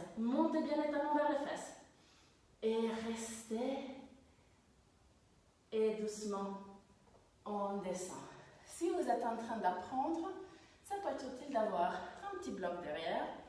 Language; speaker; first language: French; non-native, fluent; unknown